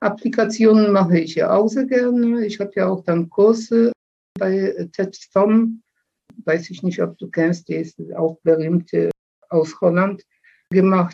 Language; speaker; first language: German; early bilingual, other home language; Polish